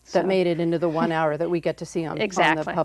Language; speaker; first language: English; native; English